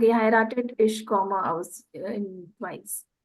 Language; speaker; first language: German; non-native, learner; Marathi